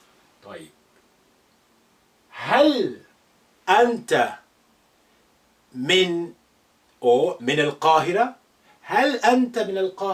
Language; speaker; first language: Arabic; non-native, fluent; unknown